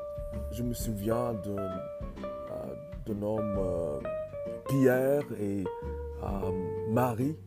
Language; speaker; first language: French; non-native, learner; English